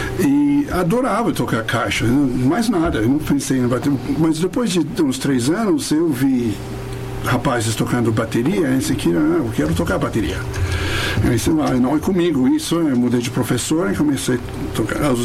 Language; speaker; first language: Portuguese; non-native, fluent; English